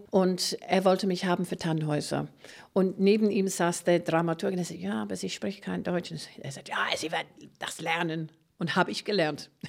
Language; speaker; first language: German; non-native, fluent; English